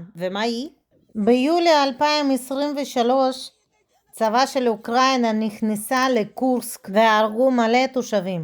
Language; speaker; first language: Hebrew; non-native, fluent; Russian